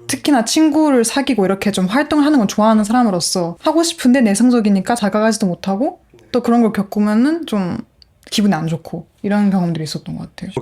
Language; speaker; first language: Korean; non-native, fluent; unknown